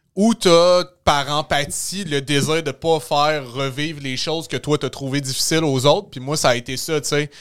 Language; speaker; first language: French; native; French